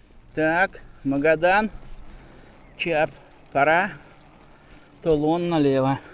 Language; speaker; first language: Russian; native; Russian